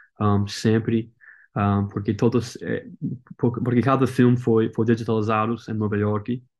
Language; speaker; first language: Portuguese; non-native, learner; English